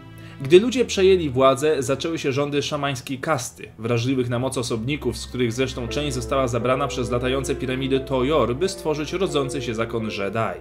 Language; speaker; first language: Polish; native; Polish